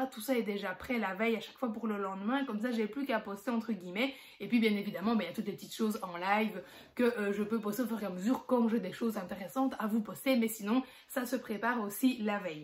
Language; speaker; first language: French; native; French